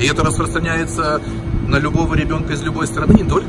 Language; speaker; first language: Russian; native; Russian